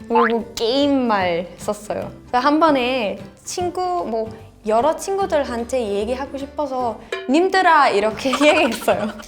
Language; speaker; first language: Korean; non-native, fluent; Danish